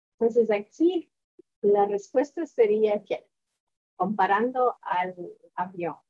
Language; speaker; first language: Spanish; early bilingual, heritage; Spanish